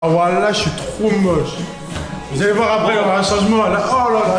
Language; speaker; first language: French; native; French